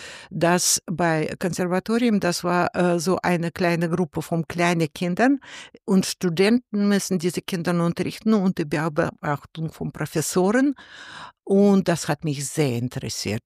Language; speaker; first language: German; non-native, learner; Russian